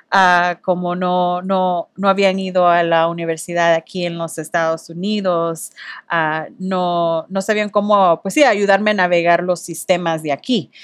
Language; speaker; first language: Spanish; early bilingual, heritage; Spanish